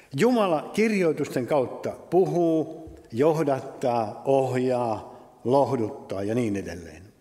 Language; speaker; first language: Finnish; native; Finnish